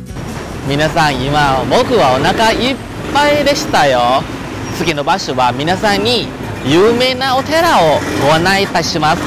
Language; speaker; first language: Japanese; non-native, learner; Thai